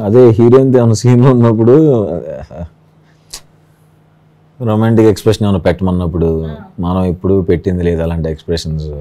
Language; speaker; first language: Telugu; native; Telugu